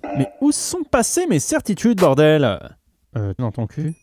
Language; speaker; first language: French; native; French